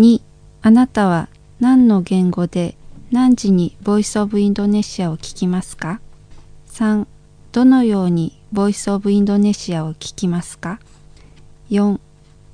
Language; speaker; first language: Japanese; non-native, fluent; Indonesian